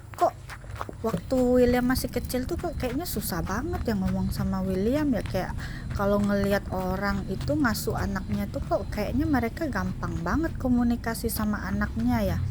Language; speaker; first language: Indonesian; non-native, local second language; Hakka Chinese